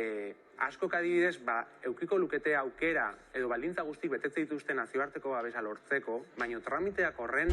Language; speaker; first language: Basque; native; Basque